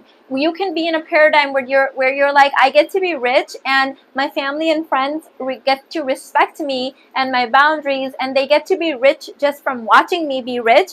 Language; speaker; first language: English; early bilingual, other home language; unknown